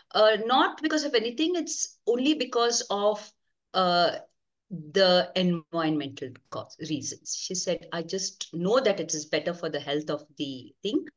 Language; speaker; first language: English; non-native, local second language; Konkani